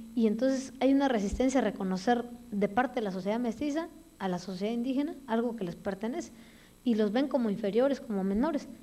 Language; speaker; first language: Spanish; native; Spanish